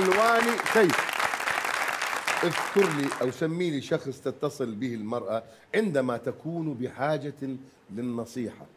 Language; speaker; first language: Arabic; native; Arabic